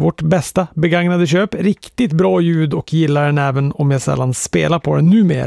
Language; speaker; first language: Swedish; native; Swedish